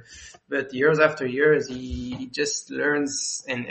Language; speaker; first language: English; non-native, fluent; French